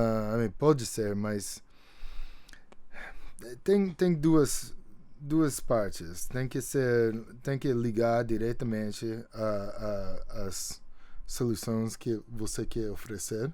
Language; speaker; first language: Portuguese; non-native, fluent; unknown